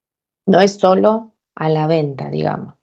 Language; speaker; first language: Spanish; native; Spanish